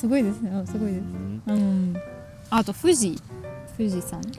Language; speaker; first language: Japanese; non-native, learner; German